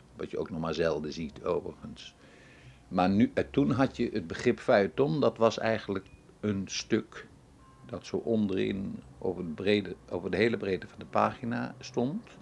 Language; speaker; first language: Dutch; native; Dutch